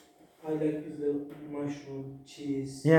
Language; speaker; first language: English; non-native, learner; Turkish